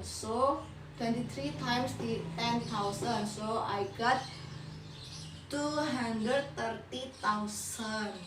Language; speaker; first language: English; non-native, learner; Indonesian